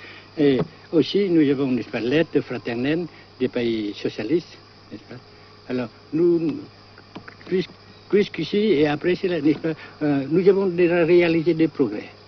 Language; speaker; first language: French; non-native, local second language; Vietnamese